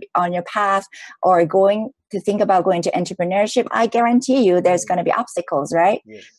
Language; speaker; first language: English; non-native, local second language; Cantonese